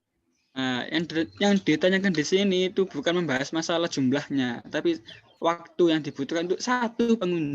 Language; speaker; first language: Indonesian; native; Indonesian